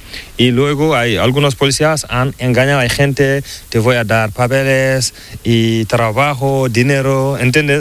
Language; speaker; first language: Spanish; non-native, learner; Fula